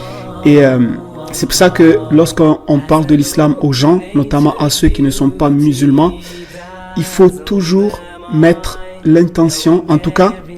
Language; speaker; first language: French; native; French